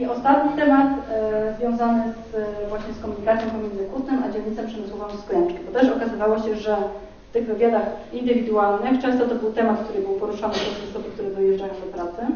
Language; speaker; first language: Polish; native; Polish